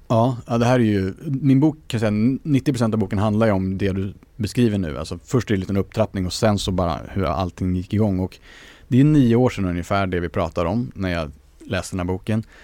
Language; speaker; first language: Swedish; native; Swedish